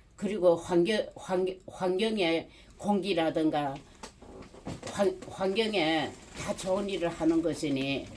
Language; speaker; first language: Korean; early bilingual, heritage; Korean